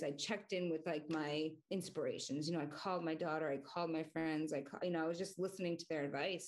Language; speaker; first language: English; native; English